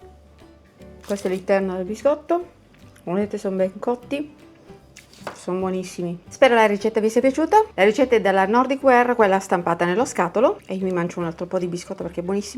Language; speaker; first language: Italian; native; Italian